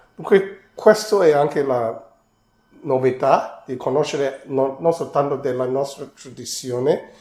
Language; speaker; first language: Italian; non-native, fluent; Cantonese